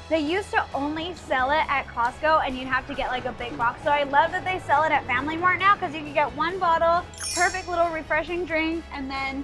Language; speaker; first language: English; early bilingual, other home language; Chinese